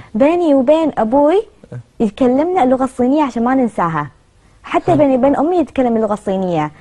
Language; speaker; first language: Arabic; early bilingual, other home language; Chinese